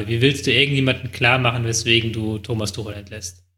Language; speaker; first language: German; native; German